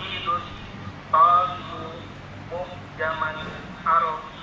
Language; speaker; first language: Arabic; non-native, learner; Indonesian